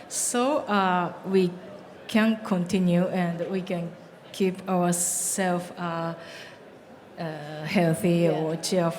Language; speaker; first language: English; non-native, learner; Japanese